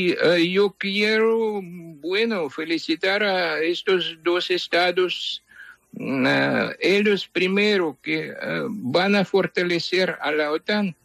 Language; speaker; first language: Spanish; non-native, fluent; Ukrainian